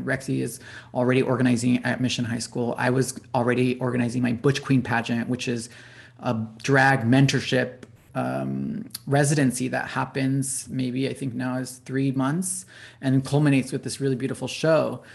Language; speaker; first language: English; early bilingual, other home language; Spanish